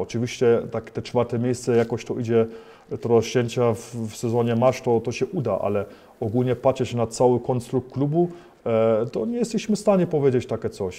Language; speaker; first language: Polish; early bilingual, heritage; Polish